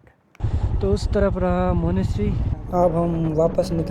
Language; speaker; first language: Hindi; native; Hindi